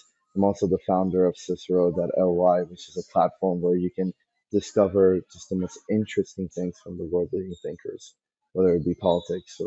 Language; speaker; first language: English; early bilingual, other home language; Persian